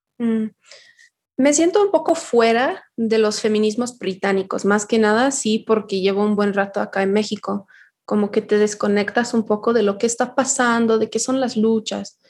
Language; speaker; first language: Spanish; non-native, fluent; English